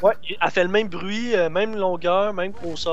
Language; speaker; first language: French; native; French